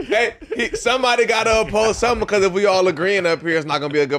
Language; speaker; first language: English; native; English